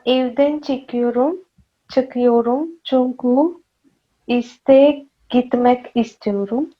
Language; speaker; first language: Turkish; non-native, learner; Urdu